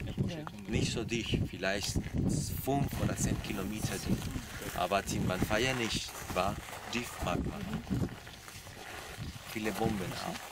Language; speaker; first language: German; non-native, learner; Spanish